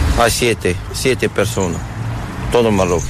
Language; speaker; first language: Spanish; non-native, learner; Arabic